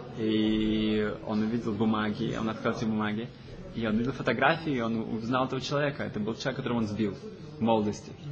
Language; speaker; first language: Russian; early bilingual, heritage; Russian